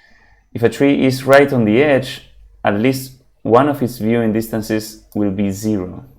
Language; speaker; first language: English; non-native, fluent; Spanish